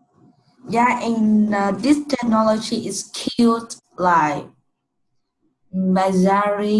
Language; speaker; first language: English; non-native, learner; Vietnamese